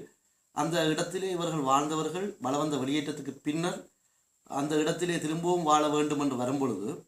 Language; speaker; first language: Tamil; native; Tamil